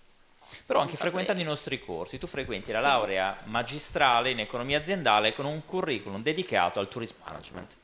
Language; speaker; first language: Italian; native; Italian